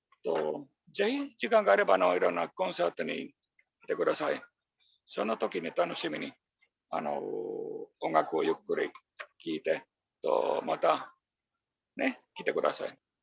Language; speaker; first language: Japanese; non-native, fluent; Finnish